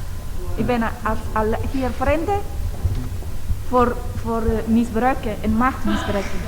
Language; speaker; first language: Dutch; non-native, learner; Spanish